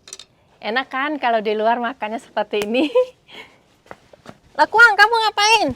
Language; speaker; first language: Indonesian; native; Indonesian